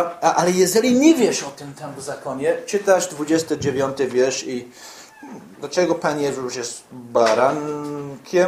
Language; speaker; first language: Polish; non-native, fluent; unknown